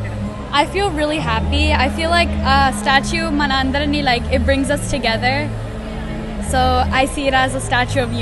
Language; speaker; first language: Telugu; early bilingual, heritage; Telugu